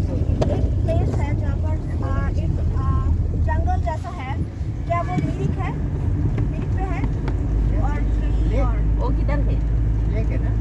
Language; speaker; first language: Hindi; non-native, fluent; Bangla